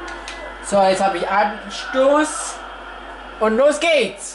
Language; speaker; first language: German; non-native, fluent; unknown